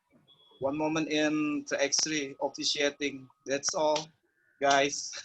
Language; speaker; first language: English; non-native, learner; Indonesian